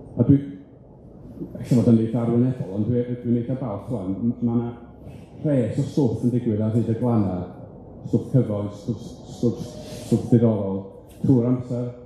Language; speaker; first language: Welsh; native; Welsh